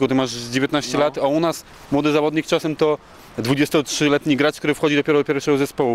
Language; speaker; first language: Polish; native; Polish